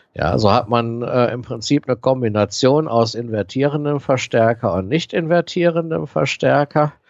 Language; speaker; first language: German; native; German